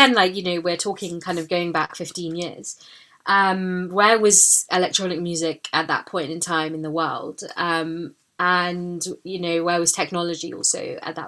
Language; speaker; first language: English; native; English